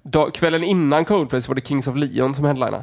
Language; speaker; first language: Swedish; native; Swedish